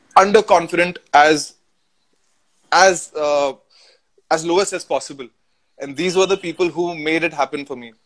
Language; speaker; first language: English; non-native, local second language; Hindi